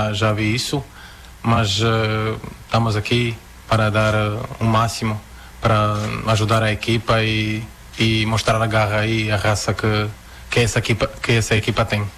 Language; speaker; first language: Portuguese; non-native, fluent; Croatian